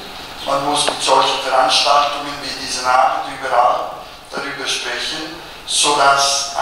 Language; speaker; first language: German; non-native, local second language; Italian